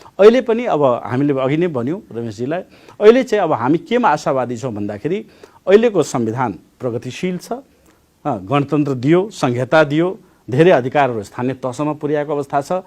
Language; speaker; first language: Nepali; non-native, local second language; Maithili